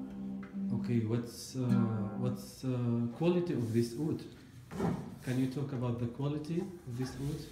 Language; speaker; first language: English; non-native, learner; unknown